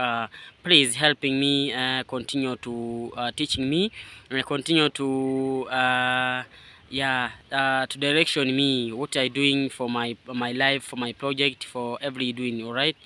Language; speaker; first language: English; non-native, learner; Swahili